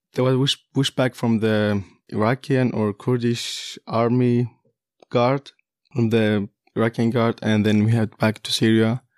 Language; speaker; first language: English; non-native, fluent; Kurdish